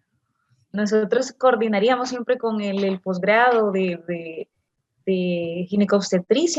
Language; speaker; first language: Spanish; native; Spanish